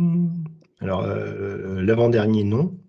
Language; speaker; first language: French; native; French